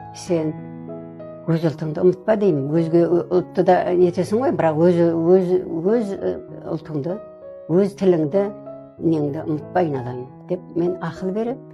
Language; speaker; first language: Kazakh; early bilingual, other home language; Russian